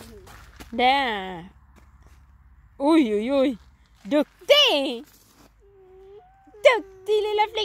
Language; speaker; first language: Swedish; non-native, learner; Filipino